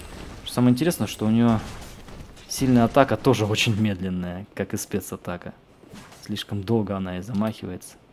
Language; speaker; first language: Russian; native; Russian